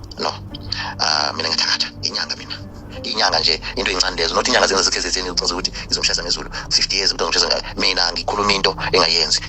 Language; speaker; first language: Zulu; non-native, fluent; Nyanja